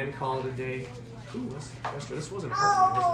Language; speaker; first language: English; native; English